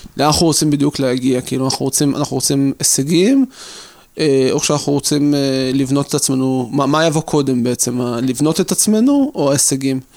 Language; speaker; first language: Hebrew; native; Hebrew